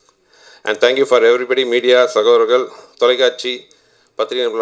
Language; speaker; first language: Tamil; native; Tamil